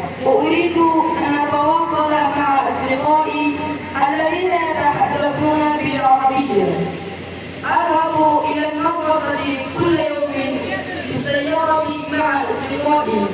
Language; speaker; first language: Arabic; non-native, learner; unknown